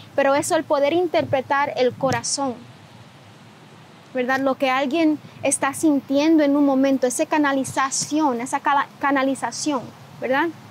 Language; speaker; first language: Spanish; early bilingual, heritage; Spanish